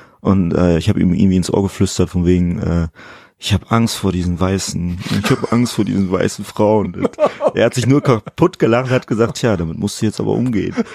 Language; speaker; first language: German; early bilingual, other home language; Fula